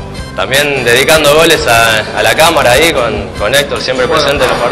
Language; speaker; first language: Spanish; native; Spanish